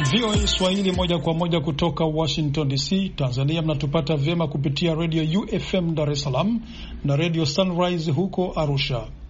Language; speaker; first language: Swahili; non-native, local second language; Rundi